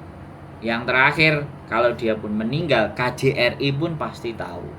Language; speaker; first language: Indonesian; native; Indonesian